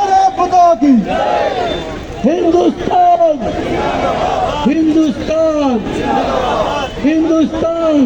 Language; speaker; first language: Hindi; non-native, local second language; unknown